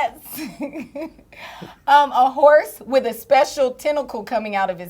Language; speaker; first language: English; native; English